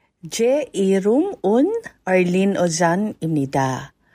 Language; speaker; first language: Korean; non-native, learner; Filipino